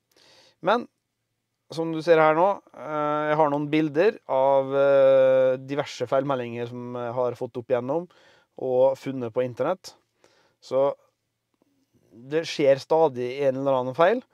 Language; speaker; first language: Norwegian; native; Norwegian